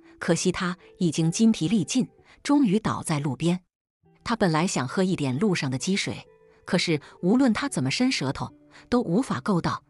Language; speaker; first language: Chinese; native; Chinese